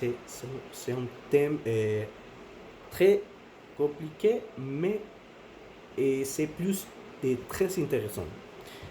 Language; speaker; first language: French; non-native, learner; Spanish